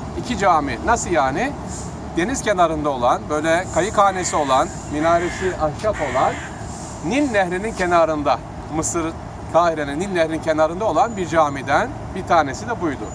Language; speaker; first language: Turkish; native; Turkish